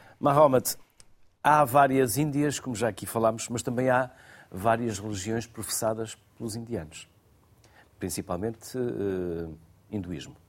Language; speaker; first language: Portuguese; native; Portuguese